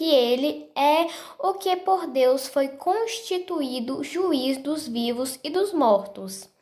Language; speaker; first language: Portuguese; native; Portuguese